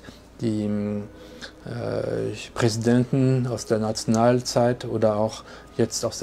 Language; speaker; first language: German; non-native, fluent; French